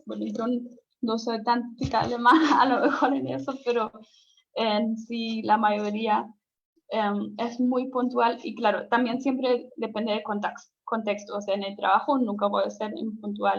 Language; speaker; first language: Spanish; non-native, fluent; German